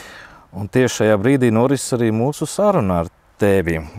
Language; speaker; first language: Latvian; native; Latvian